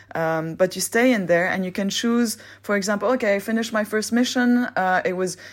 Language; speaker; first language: English; non-native, fluent; French